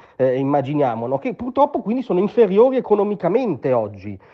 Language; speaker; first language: Italian; native; Italian